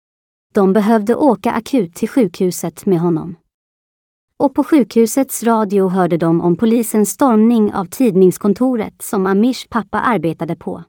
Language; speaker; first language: Swedish; native; Swedish